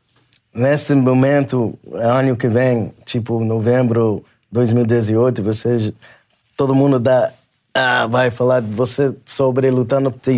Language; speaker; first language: Portuguese; non-native, learner; English